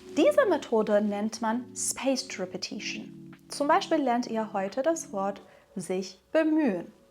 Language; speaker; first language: German; non-native, fluent; Persian